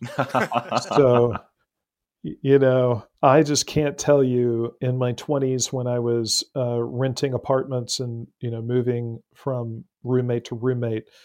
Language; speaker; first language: English; native; English